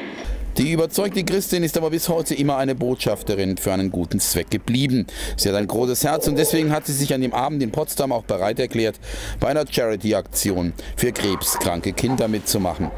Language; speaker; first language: German; native; German